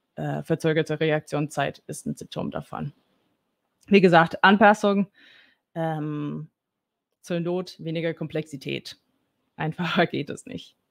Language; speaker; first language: German; non-native, fluent; English